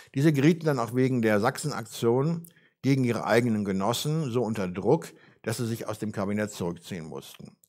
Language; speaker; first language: German; native; German